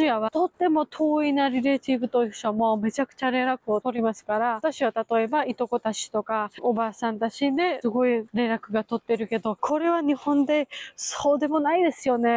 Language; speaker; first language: Japanese; non-native, learner; Georgian